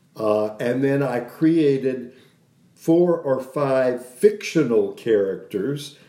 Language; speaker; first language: English; native; English